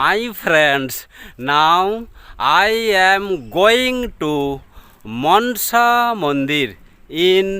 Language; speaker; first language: English; non-native, local second language; Bangla